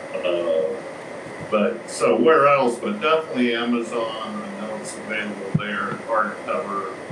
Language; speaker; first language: English; native; English